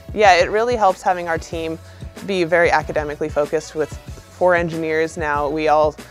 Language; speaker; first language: English; native; English